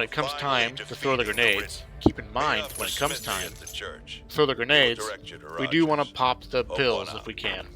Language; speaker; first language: English; native; English